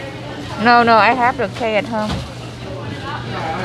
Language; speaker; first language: English; non-native, learner; Vietnamese